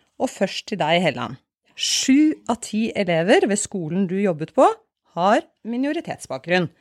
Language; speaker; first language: Norwegian; native; Norwegian